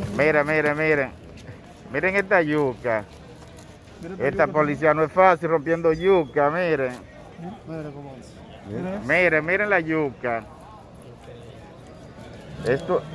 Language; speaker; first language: Spanish; native; Spanish